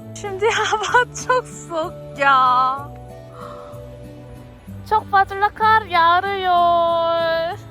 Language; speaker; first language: Turkish; non-native, learner; Korean